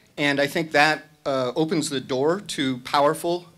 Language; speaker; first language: English; native; English